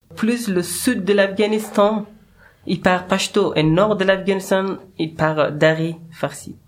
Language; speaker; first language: French; non-native, learner; Persian